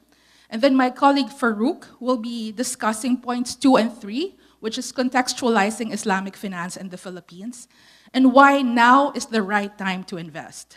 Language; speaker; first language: English; non-native, local second language; Filipino